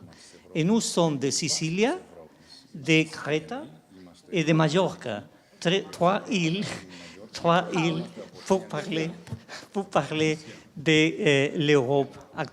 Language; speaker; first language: French; non-native, fluent; Spanish